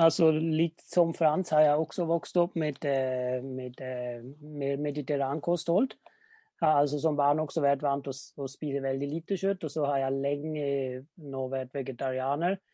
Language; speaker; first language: Norwegian; non-native, fluent; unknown